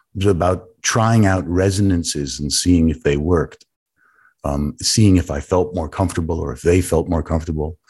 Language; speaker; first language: English; native; English